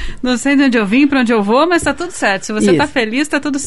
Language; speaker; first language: Portuguese; native; Portuguese